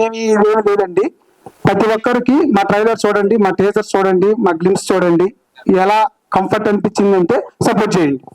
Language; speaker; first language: Telugu; native; Telugu